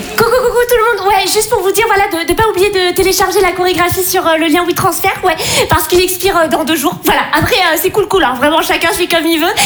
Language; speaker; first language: French; native; French